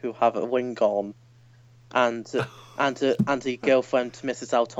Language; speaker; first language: English; native; English